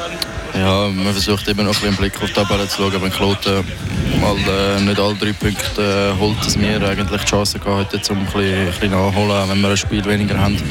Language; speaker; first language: German; non-native, local second language; French